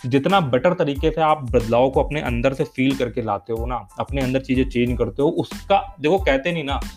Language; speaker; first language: Hindi; native; Hindi